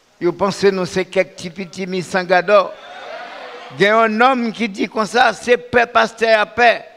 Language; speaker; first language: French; non-native, local second language; Haitian Creole